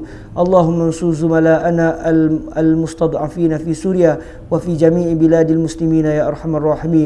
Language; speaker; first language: Arabic; non-native, fluent; Malay